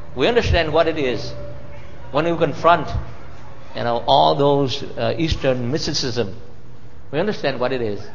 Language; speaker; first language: English; non-native, fluent; Vietnamese